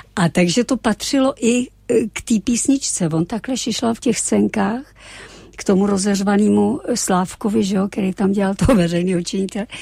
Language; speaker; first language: Czech; native; Czech